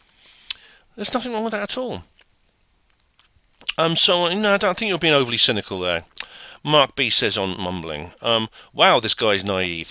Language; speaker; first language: English; native; English